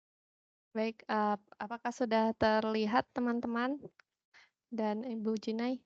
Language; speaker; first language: Indonesian; native; Indonesian